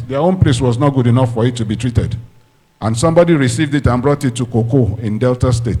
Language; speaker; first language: English; non-native, local second language; Yoruba